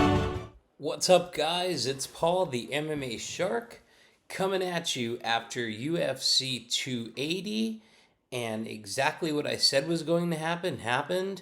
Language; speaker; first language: English; native; English